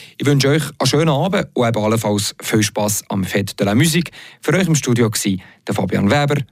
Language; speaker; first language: German; native; German